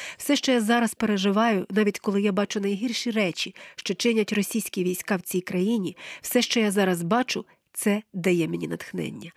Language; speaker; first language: Ukrainian; non-native, fluent; English